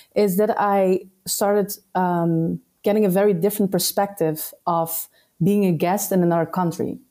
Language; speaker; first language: English; non-native, fluent; Dutch